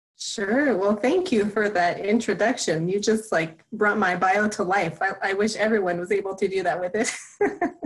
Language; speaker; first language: English; native; English